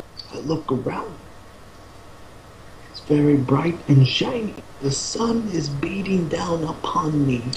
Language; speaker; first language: English; native; English